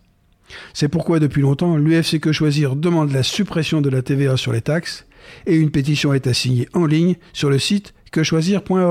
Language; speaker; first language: French; native; French